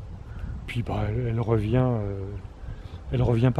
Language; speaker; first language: French; native; French